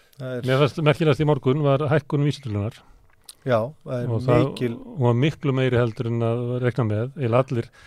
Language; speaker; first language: Icelandic; native; Icelandic